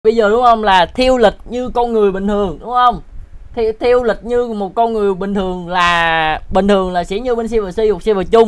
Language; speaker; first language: Vietnamese; native; Vietnamese